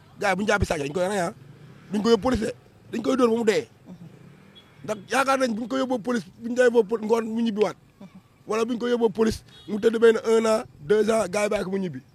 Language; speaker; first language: Wolof; native; Wolof